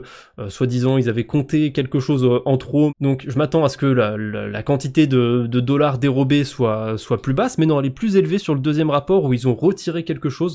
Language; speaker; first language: French; native; French